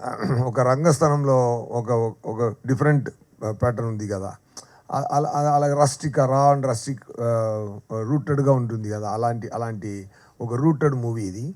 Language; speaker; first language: Telugu; non-native, local second language; Tamil